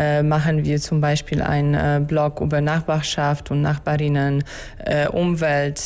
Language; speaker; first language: German; non-native, fluent; Polish